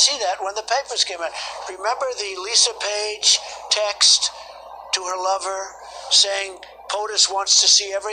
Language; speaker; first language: English; native; English